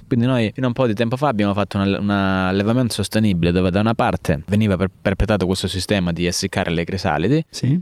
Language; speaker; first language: Italian; native; Italian